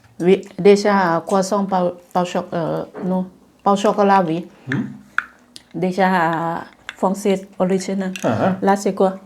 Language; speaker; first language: French; non-native, learner; Thai